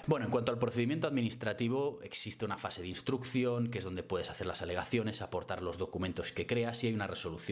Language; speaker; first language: Spanish; native; Spanish